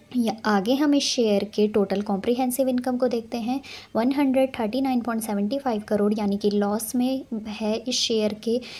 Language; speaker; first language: Hindi; native; Hindi